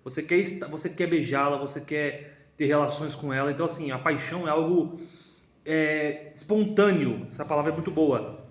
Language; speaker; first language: Portuguese; native; Portuguese